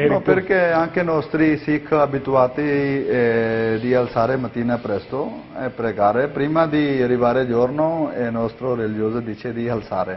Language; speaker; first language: Italian; non-native, learner; Punjabi